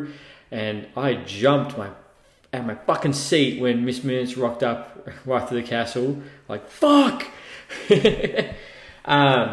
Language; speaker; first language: English; native; English